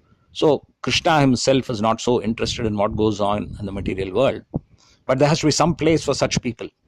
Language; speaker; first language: English; non-native, local second language; Tamil